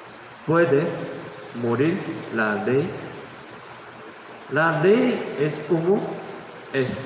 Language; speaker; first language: Spanish; non-native, learner; Korean